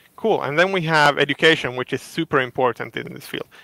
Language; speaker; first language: English; non-native, fluent; Finnish